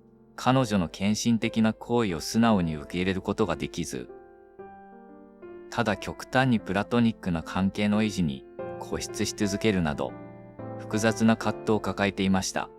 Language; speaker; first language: Japanese; native; Japanese